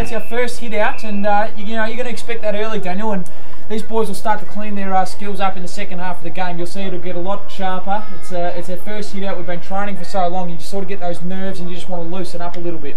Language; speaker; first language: English; native; English